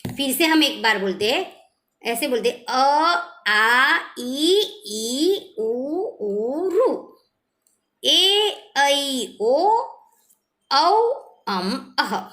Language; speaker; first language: Hindi; non-native, local second language; Gujarati